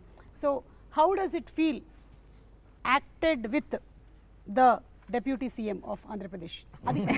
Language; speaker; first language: Telugu; native; Telugu